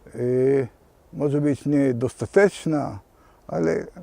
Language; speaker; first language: Polish; early bilingual, heritage; Polish